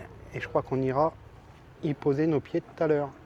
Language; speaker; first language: French; native; French